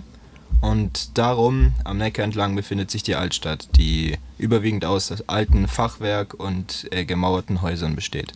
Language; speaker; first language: German; native; German